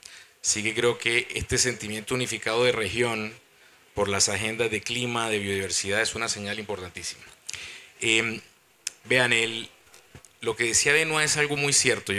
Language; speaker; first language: Spanish; native; Spanish